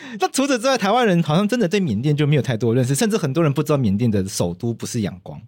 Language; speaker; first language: Chinese; native; Chinese